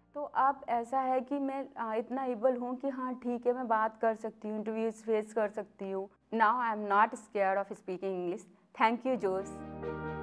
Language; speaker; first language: Hindi; native; Hindi